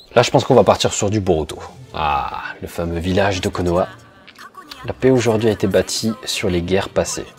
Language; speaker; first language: French; early bilingual, other home language; Vietnamese